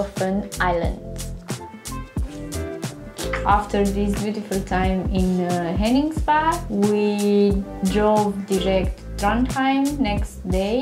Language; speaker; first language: English; non-native, learner; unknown